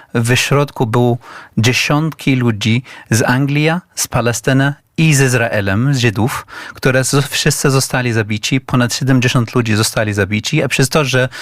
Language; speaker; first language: Polish; non-native, learner; Arabic